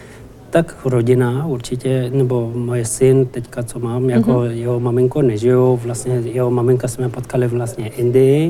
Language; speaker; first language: Czech; non-native, learner; Tibetan